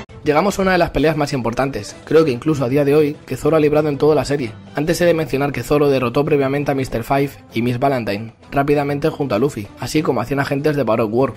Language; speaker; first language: Spanish; native; Spanish